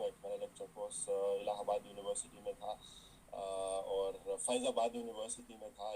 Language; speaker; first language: Hindi; non-native, fluent; Russian